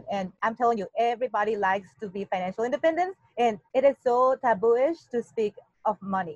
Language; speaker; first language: English; non-native, fluent; Spanish